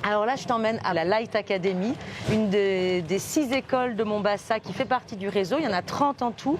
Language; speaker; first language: French; native; French